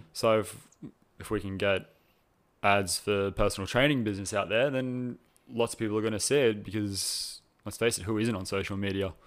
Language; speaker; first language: English; native; English